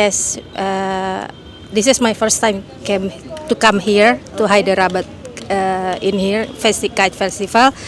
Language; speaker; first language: English; non-native, learner; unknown